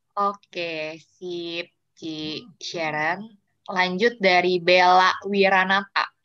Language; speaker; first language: Indonesian; native; Indonesian